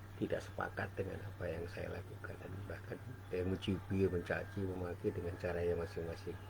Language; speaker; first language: Indonesian; native; Indonesian